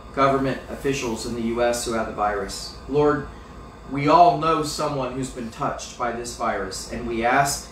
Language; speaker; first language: English; native; English